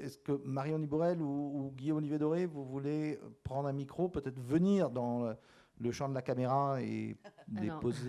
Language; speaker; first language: French; native; French